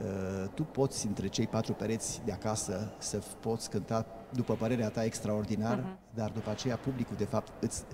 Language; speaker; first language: Romanian; native; Romanian